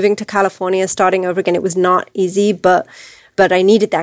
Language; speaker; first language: English; native; English